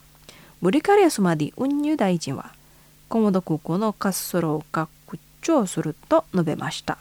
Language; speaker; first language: Japanese; non-native, fluent; Indonesian